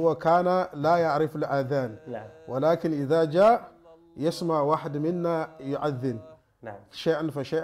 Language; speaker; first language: Arabic; non-native, fluent; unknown